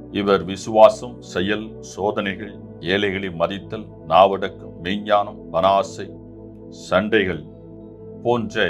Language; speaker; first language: Tamil; native; Tamil